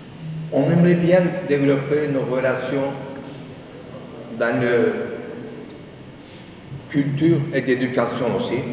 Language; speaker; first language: French; non-native, fluent; Turkish